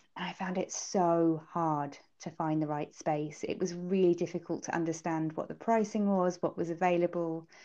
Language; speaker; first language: English; native; English